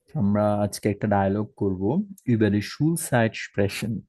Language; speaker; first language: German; non-native, fluent; Bangla